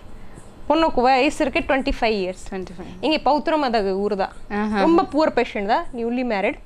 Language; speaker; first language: Tamil; non-native, learner; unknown